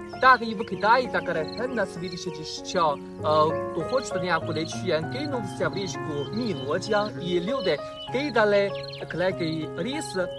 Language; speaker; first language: Ukrainian; non-native, fluent; Chinese